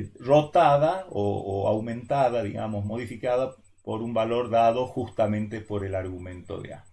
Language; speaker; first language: Spanish; native; Spanish